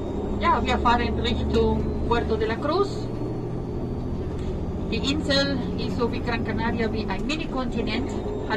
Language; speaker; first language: German; non-native, fluent; Spanish